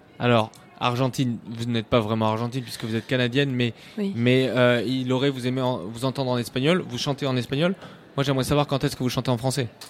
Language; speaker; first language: French; native; French